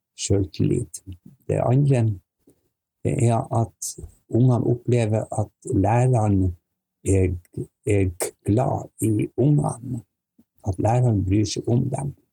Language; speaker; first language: Norwegian; native; Norwegian